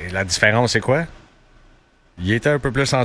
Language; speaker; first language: French; native; French